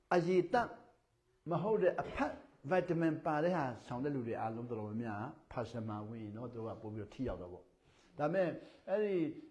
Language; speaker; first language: Burmese; non-native, local second language; Hakha Chin